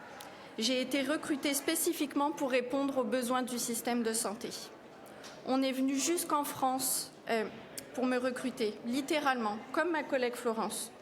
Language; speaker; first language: French; native; French